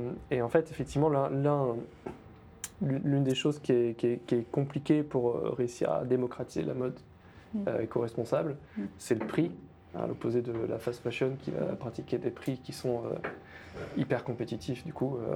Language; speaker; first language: French; native; French